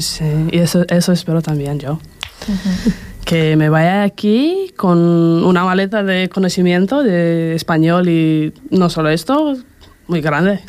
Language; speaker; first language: Spanish; non-native, fluent; Romanian